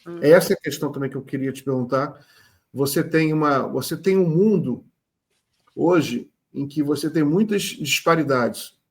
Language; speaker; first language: Portuguese; native; Portuguese